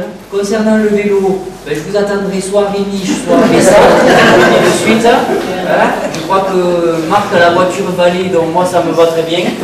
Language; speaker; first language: French; native; French